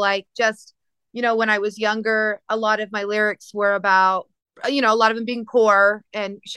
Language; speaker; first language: English; native; English